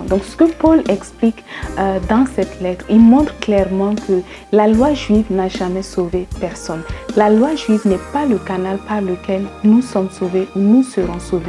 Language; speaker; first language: French; native; French